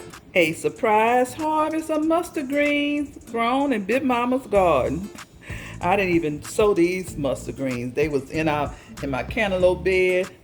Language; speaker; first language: English; native; English